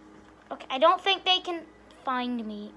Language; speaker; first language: English; native; English